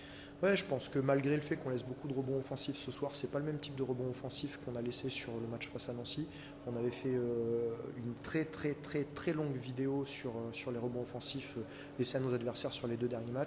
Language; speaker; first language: French; native; French